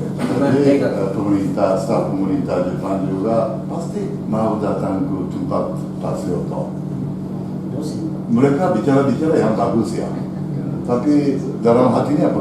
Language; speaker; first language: Indonesian; non-native, learner; Japanese